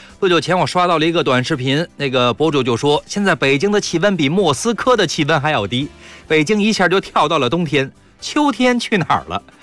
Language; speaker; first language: Chinese; native; Chinese